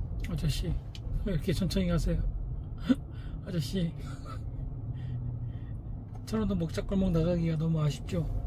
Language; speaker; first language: Korean; native; Korean